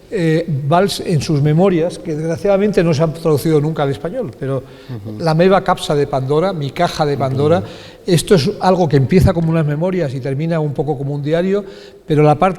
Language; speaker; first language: Spanish; native; Spanish